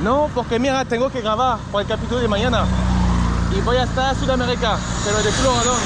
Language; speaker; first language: Spanish; non-native, fluent; French